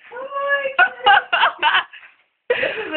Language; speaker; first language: English; native; English